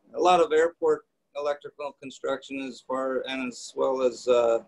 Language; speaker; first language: English; native; English